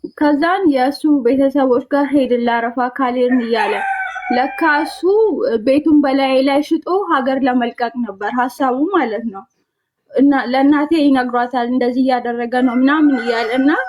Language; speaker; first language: Amharic; native; Amharic